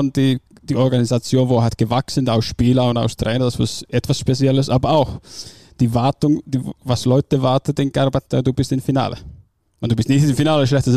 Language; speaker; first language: German; non-native, fluent; Finnish